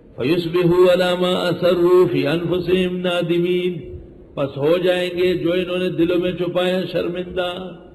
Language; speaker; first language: Urdu; non-native, local second language; Pashto